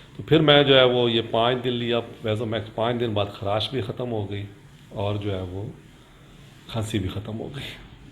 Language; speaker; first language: Urdu; non-native, local second language; Punjabi